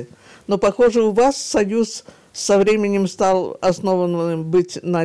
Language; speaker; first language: Russian; native; Russian